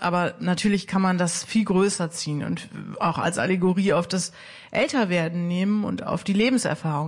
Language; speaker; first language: German; native; German